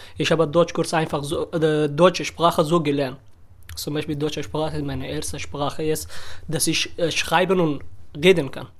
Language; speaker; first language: German; non-native, learner; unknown